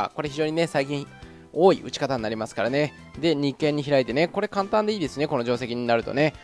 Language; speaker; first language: Japanese; native; Japanese